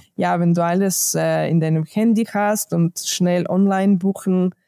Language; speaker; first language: German; non-native, fluent; Ukrainian